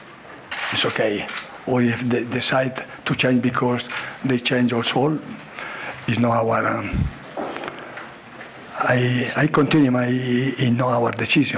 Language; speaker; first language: English; non-native, learner; Italian